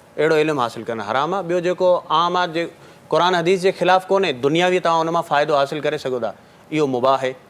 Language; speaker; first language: Sindhi; non-native, local second language; Marwari